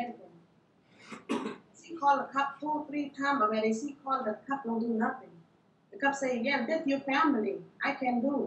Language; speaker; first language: English; non-native, learner; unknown